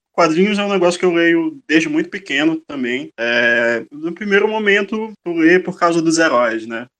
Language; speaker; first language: Portuguese; native; Portuguese